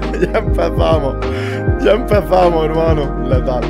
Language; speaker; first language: Spanish; native; Spanish